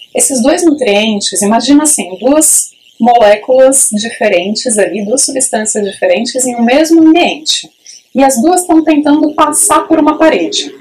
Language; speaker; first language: Portuguese; native; Portuguese